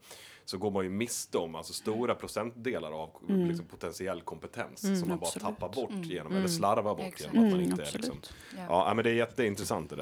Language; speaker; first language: Swedish; native; Swedish